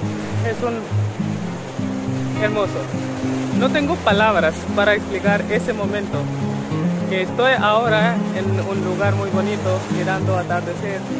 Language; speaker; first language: Spanish; non-native, learner; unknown